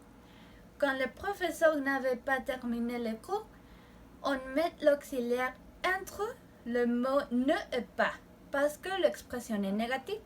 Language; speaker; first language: French; non-native, learner; Spanish